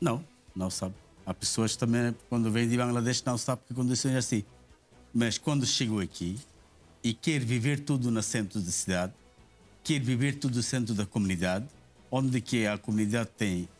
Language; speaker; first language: Portuguese; non-native, learner; Bangla